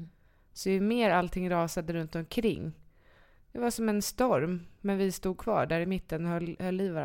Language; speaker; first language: Swedish; native; Swedish